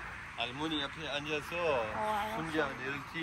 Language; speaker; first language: Korean; non-native, learner; Urdu